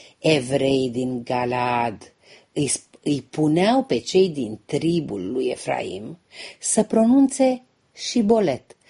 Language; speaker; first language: Romanian; native; Romanian